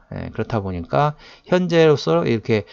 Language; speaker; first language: Korean; native; Korean